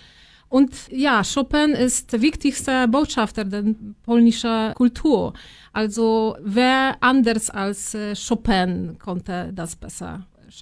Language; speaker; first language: German; non-native, fluent; Polish